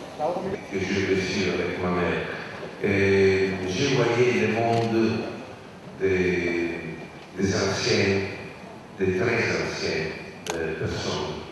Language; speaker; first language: French; non-native, learner; Italian